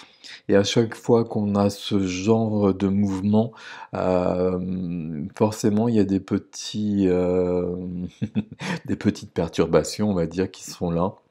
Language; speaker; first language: French; native; French